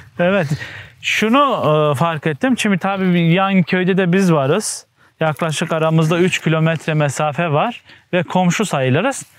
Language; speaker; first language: Turkish; native; Turkish